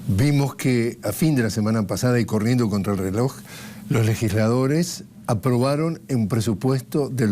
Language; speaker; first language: Spanish; native; Spanish